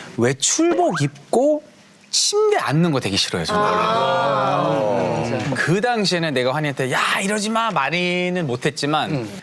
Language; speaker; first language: Korean; early bilingual, heritage; Korean